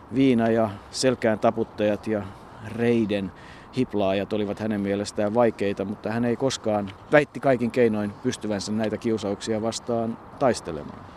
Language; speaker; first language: Finnish; native; Finnish